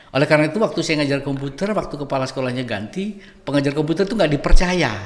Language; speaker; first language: Indonesian; native; Indonesian